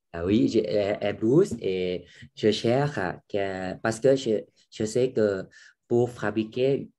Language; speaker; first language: French; non-native, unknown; Thai